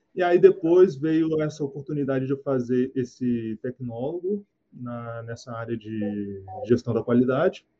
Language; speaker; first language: Portuguese; native; Portuguese